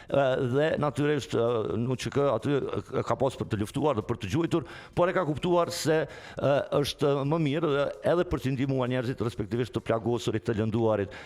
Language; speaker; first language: Albanian; native; Albanian